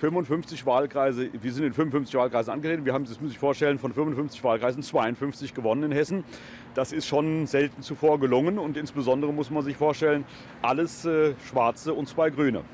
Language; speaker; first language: German; native; German